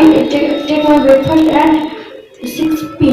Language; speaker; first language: English; non-native, learner; Bangla